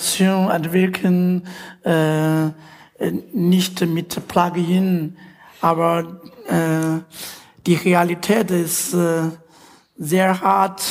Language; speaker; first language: German; non-native, fluent; Chinese